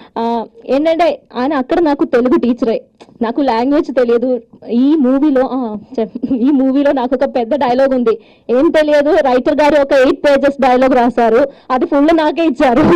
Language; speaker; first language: Telugu; non-native, learner; Malayalam